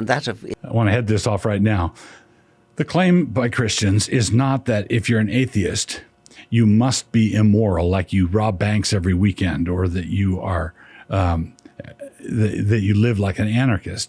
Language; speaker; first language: English; native; English